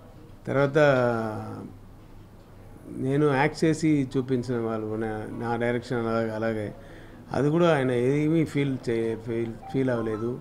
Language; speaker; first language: Telugu; non-native, learner; Tamil